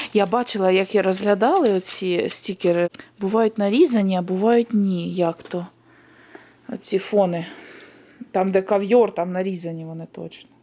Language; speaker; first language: Ukrainian; non-native, local second language; Russian